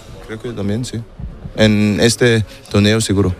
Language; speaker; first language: Spanish; non-native, learner; German